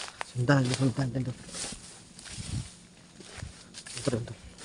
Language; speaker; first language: Filipino; non-native, local second language; Cebuano